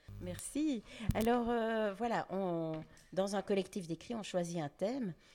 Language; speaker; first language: French; native; French